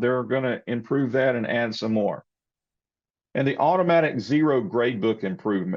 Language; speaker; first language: English; native; English